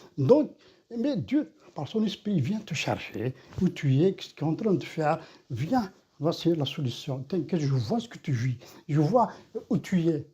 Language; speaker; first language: French; non-native, local second language; Kabyle